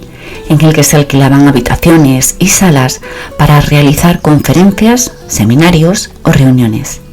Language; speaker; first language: Spanish; native; Spanish